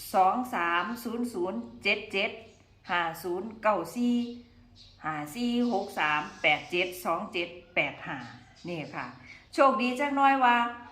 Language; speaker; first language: Thai; native; Thai